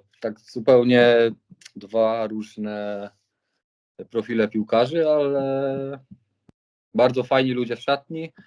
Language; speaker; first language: Polish; native; Polish